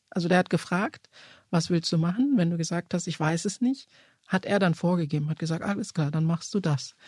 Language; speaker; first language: German; early bilingual, other home language; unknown